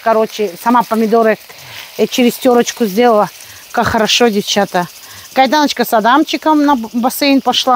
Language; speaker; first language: Russian; native; Russian